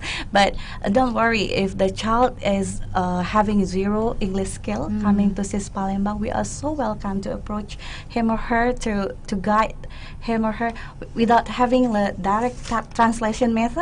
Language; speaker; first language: English; non-native, local second language; Indonesian